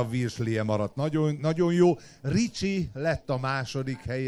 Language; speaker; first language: Hungarian; native; Hungarian